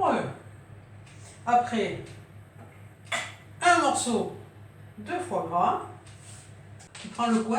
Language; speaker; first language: French; native; French